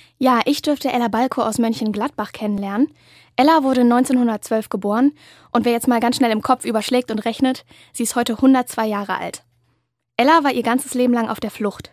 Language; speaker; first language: German; native; German